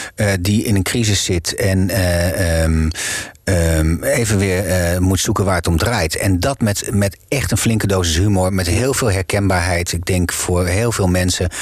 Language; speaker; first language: Dutch; non-native, local second language; Low German